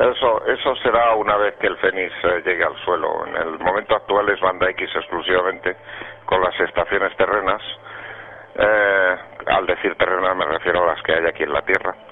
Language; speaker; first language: Spanish; native; Spanish